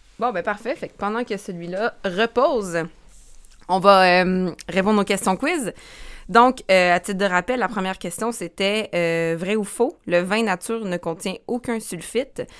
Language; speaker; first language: French; native; French